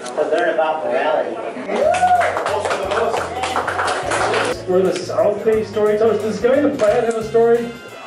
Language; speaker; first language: English; native; English